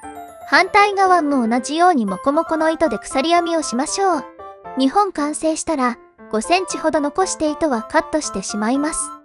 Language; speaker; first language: Japanese; native; Japanese